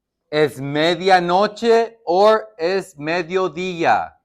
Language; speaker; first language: Spanish; non-native, fluent; English